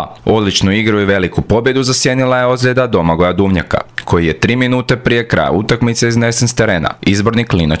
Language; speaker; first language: Croatian; native; Croatian